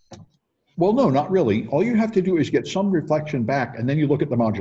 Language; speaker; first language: English; native; English